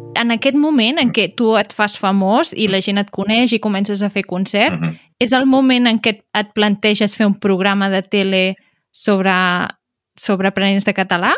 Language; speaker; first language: Catalan; native; Catalan